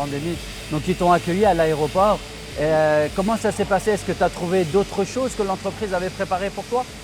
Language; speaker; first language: French; native; French